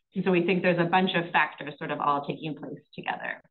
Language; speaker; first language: English; native; English